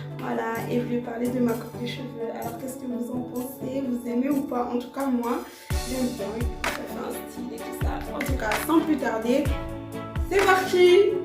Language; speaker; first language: French; early bilingual, other home language; Lingala